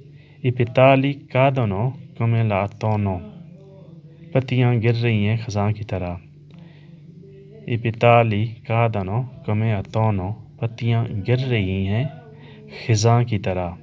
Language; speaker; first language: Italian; non-native, learner; Urdu